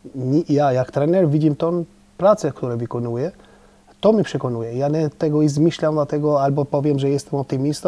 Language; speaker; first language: Polish; non-native, fluent; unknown